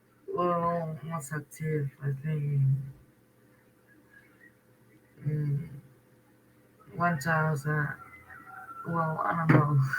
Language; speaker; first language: English; non-native, learner; Spanish